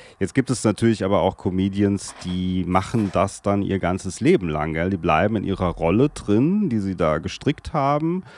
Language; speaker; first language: German; native; German